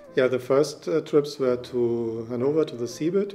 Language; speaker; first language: English; non-native, fluent; German